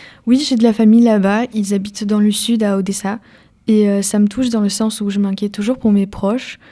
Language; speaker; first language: French; early bilingual, other home language; Ukrainian